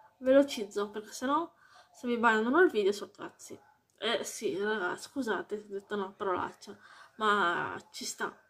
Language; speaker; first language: Italian; early bilingual, heritage; Italian